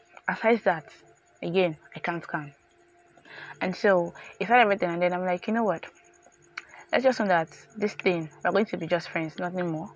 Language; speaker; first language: English; non-native, local second language; Yoruba